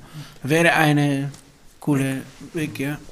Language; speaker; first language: German; non-native, fluent; Bulgarian